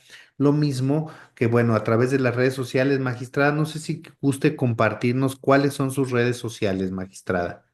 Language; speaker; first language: Spanish; native; Spanish